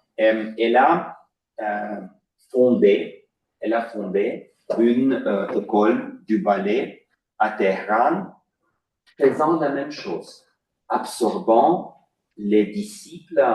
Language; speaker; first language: French; non-native, fluent; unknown